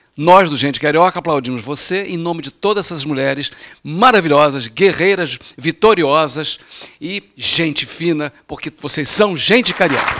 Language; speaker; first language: Portuguese; native; Portuguese